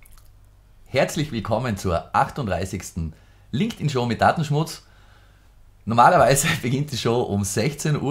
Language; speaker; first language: German; native; German